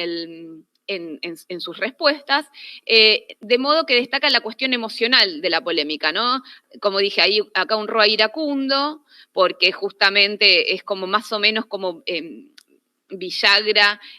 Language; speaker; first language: Spanish; native; Spanish